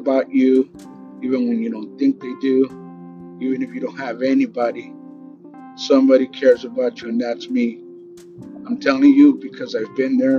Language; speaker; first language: English; native; English